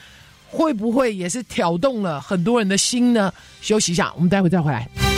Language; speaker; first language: Chinese; native; Chinese